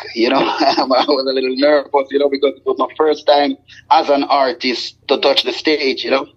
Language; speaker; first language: English; non-native, local second language; Jamaican Creole English